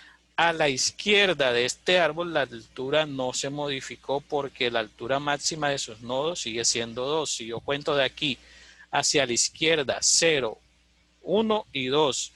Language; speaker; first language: Spanish; native; Spanish